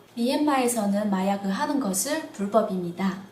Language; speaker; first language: Korean; non-native, fluent; Burmese